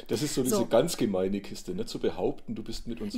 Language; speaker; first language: German; native; German